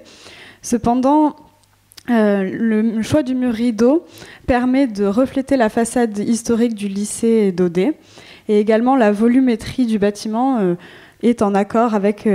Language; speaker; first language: French; native; French